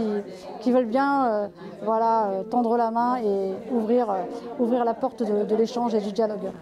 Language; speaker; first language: French; native; French